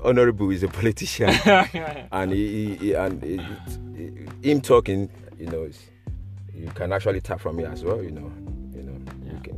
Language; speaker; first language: English; non-native, local second language; Yoruba